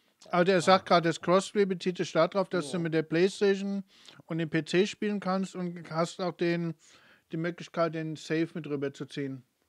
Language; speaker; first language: German; native; German